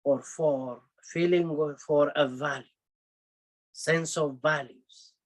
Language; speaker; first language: English; non-native, local second language; Amharic